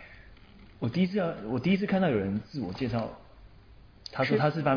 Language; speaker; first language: Chinese; native; Chinese